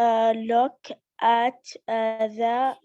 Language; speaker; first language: English; non-native, learner; Arabic